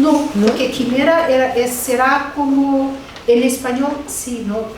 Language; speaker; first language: Spanish; non-native, fluent; Portuguese